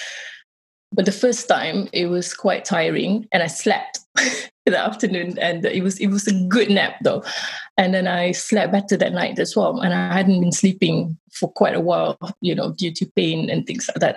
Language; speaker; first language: English; non-native, local second language; Malay